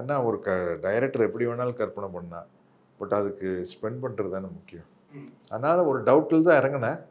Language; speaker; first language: Tamil; native; Tamil